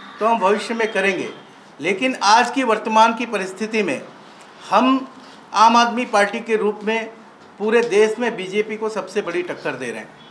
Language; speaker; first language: Hindi; non-native, local second language; Assamese